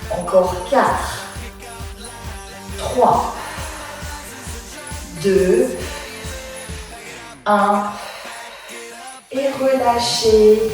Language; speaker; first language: French; native; French